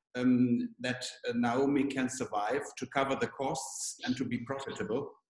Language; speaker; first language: English; non-native, fluent; Italian